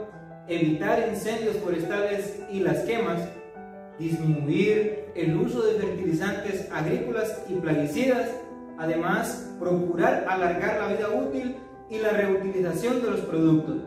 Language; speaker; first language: Spanish; native; Spanish